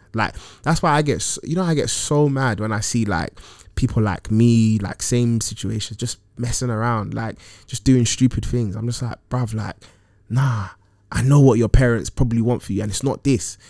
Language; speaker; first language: English; early bilingual, other home language; Akan